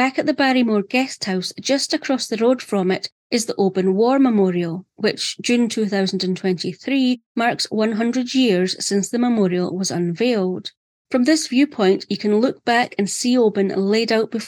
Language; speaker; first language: English; native; English